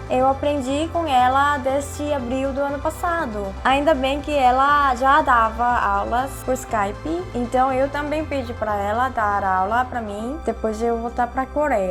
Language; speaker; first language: Portuguese; non-native, fluent; Korean